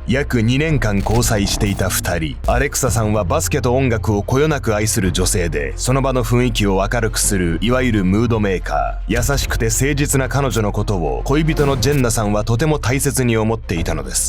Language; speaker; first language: Japanese; native; Japanese